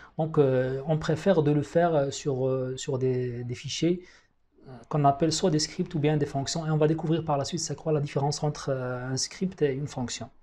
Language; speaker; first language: French; non-native, local second language; Arabic